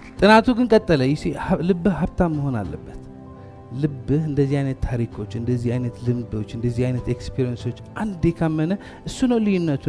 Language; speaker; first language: Amharic; early bilingual, heritage; Amharic